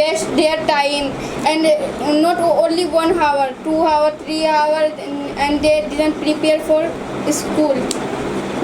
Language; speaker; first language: English; non-native, learner; Hindi